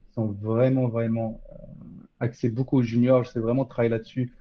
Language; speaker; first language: French; native; French